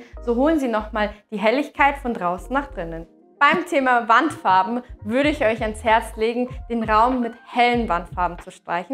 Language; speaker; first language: German; native; German